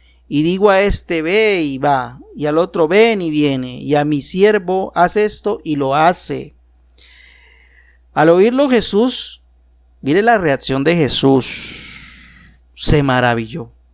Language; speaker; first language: Spanish; native; Spanish